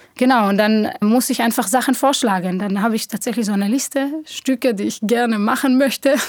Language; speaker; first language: German; non-native, fluent; Hebrew